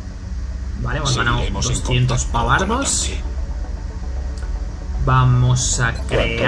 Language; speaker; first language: Spanish; native; Spanish